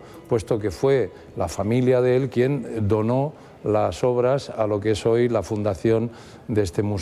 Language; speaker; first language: Spanish; native; Spanish